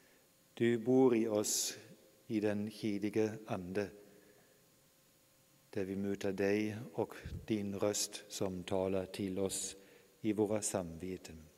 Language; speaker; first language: Swedish; non-native, fluent; German